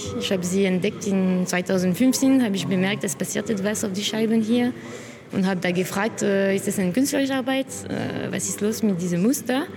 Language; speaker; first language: German; non-native, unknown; French